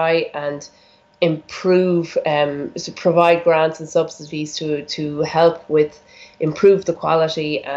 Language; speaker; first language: English; native; English